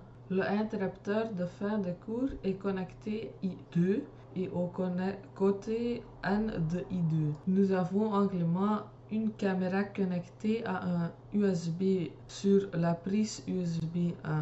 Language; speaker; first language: French; non-native, local second language; Dutch